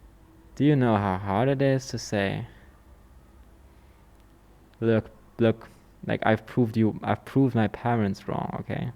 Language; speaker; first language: English; non-native, fluent; German